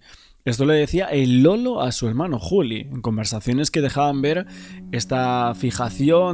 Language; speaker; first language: Spanish; native; Spanish